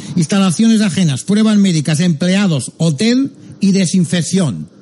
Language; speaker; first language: Spanish; non-native, local second language; Catalan